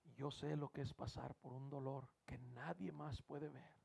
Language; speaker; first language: Spanish; early bilingual, heritage; Spanish